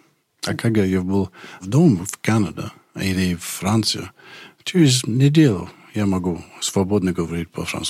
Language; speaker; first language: Russian; non-native, learner; English